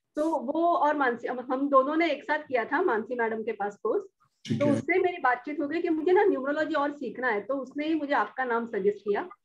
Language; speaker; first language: Hindi; non-native, local second language; Marathi